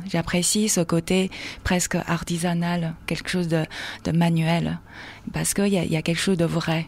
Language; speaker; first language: French; non-native, fluent; Chinese